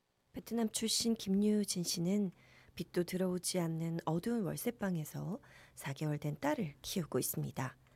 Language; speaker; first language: Korean; native; Korean